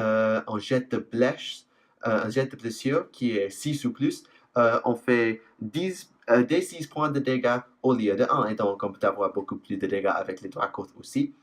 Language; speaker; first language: French; non-native, fluent; English